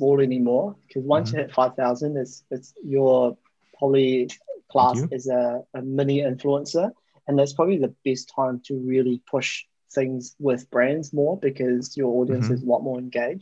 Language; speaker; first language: English; native; English